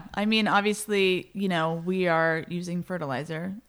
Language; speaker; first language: English; native; English